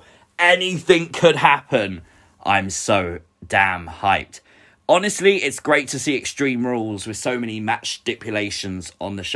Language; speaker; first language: English; native; English